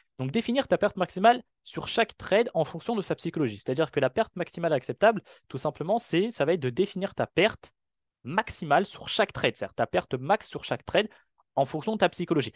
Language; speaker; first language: French; non-native, local second language; Arabic